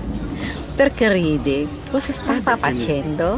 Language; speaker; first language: Italian; non-native, learner; Filipino